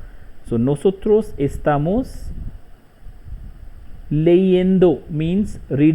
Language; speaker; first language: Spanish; non-native, learner; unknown